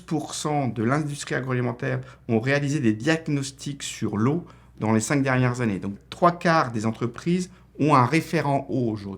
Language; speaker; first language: French; native; French